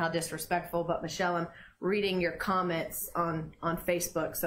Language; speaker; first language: English; native; English